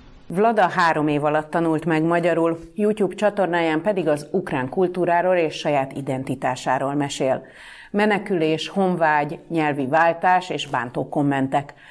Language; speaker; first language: Hungarian; native; Hungarian